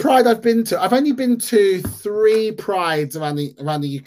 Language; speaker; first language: English; native; English